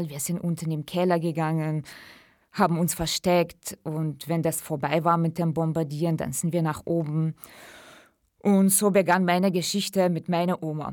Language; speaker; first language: German; early bilingual, other home language; Central Kurdish